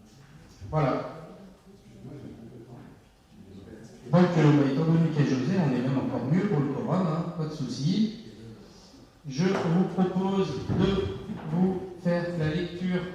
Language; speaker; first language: French; native; French